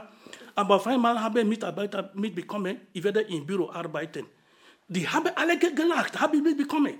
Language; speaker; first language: German; non-native, fluent; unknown